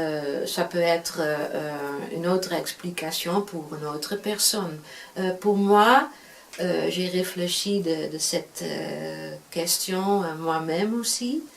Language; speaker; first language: French; non-native, fluent; Dutch